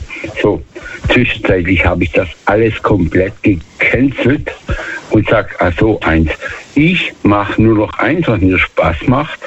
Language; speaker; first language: German; native; German